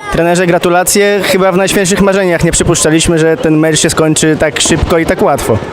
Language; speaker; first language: Polish; native; Polish